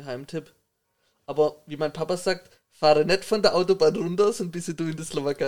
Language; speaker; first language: German; native; German